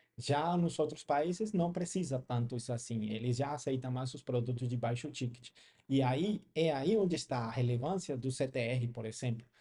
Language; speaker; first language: Portuguese; non-native, fluent; Spanish